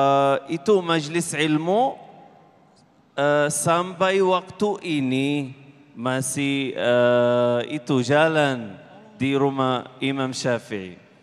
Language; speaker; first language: Indonesian; non-native, learner; Arabic